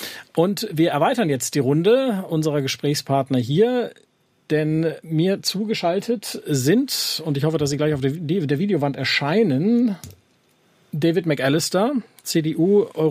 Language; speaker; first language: German; native; German